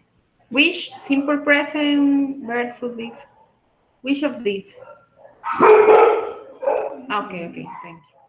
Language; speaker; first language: English; non-native, learner; Spanish